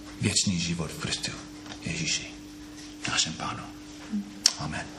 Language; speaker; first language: Czech; non-native, fluent; English